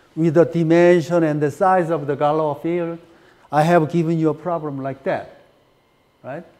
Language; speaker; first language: English; non-native, fluent; Korean